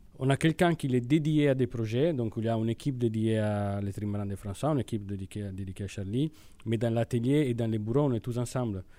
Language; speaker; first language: French; non-native, fluent; Italian